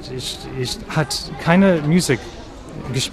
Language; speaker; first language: German; non-native, learner; English